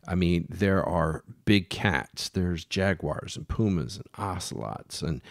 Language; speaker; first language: English; native; English